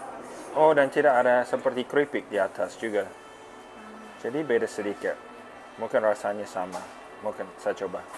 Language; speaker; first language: Indonesian; non-native, fluent; English